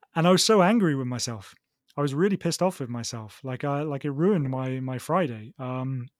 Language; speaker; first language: English; native; English